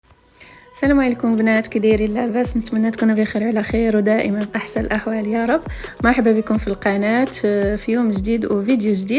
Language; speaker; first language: Arabic; native; Arabic